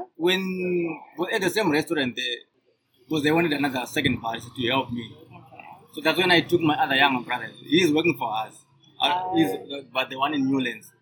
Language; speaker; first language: English; non-native, local second language; Shona